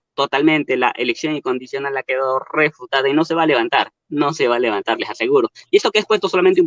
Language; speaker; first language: Spanish; native; Spanish